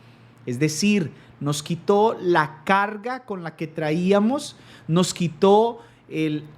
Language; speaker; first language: Spanish; native; Spanish